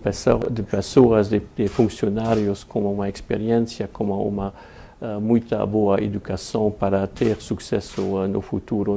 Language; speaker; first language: Portuguese; non-native, fluent; French